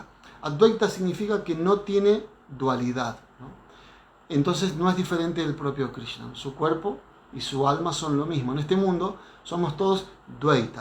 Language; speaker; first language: Spanish; native; Spanish